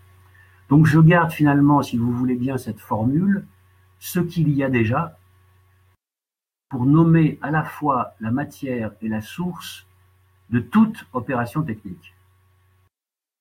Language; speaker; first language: French; native; French